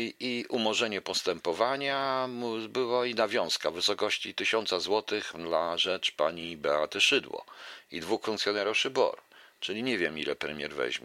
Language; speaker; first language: Polish; native; Polish